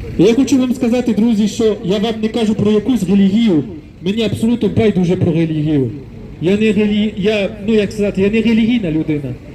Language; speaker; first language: Ukrainian; non-native, fluent; French